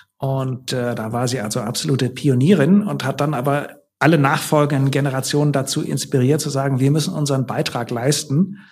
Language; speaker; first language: German; native; German